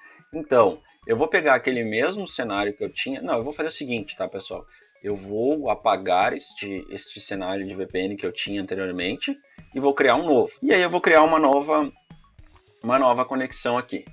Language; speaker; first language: Portuguese; native; Portuguese